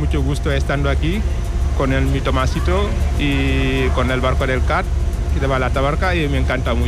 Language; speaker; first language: Spanish; non-native, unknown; Wolof